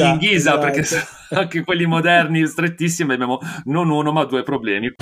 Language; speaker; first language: Italian; native; Italian